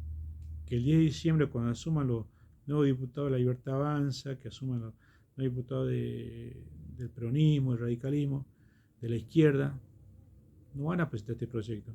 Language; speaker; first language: Spanish; native; Spanish